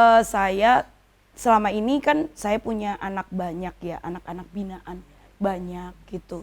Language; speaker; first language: Indonesian; native; Indonesian